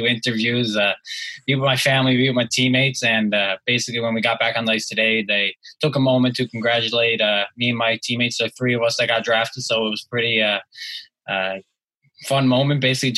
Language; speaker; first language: English; native; English